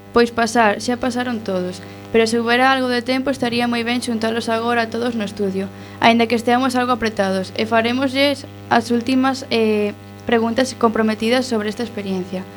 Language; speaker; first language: Galician; non-native, local second language; Spanish